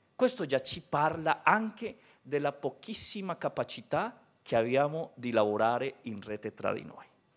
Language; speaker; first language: Italian; non-native, fluent; Spanish